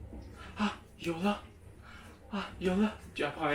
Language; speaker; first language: French; non-native, fluent; Chinese